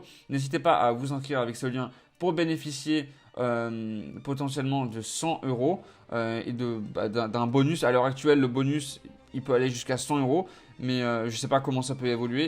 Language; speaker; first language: French; native; French